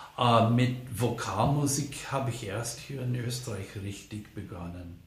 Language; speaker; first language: German; non-native, fluent; English